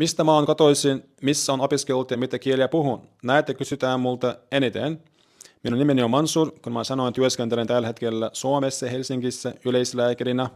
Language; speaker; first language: Finnish; non-native, learner; Chechen